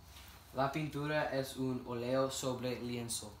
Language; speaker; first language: Spanish; non-native, learner; English